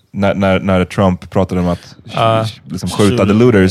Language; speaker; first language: Swedish; native; Swedish